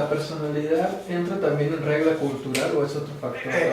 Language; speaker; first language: Spanish; native; Spanish